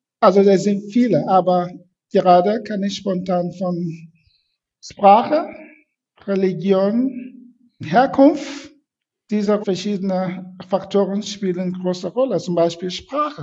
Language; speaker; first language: German; non-native, fluent; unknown